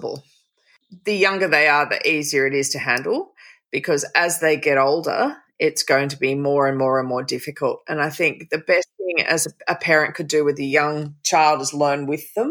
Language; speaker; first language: English; native; English